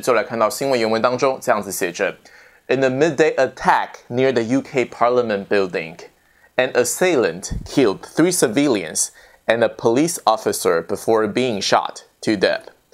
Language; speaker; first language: English; non-native, fluent; Chinese